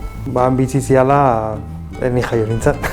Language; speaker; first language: Basque; early bilingual, other home language; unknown